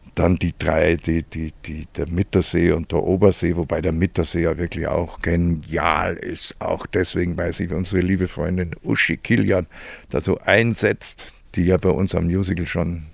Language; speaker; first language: German; native; German